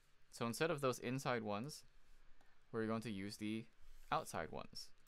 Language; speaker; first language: English; native; English